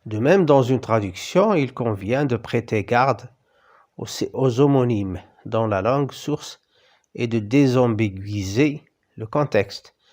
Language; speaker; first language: French; non-native, local second language; Arabic